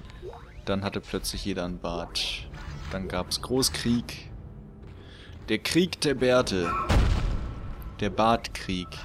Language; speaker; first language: German; native; German